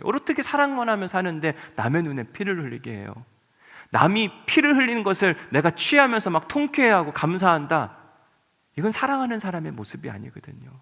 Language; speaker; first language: Korean; native; Korean